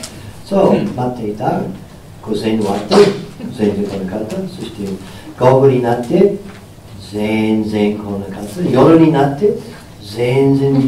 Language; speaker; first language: Japanese; non-native, fluent; English